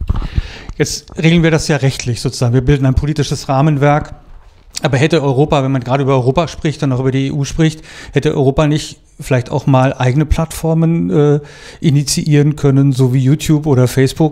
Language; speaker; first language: German; native; German